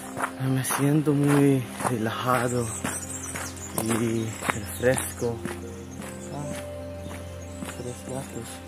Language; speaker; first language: Spanish; non-native, learner; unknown